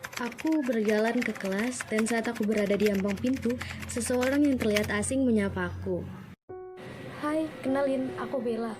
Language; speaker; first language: Indonesian; native; Indonesian